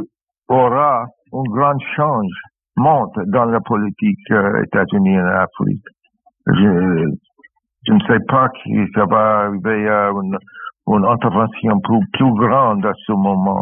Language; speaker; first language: French; non-native, fluent; English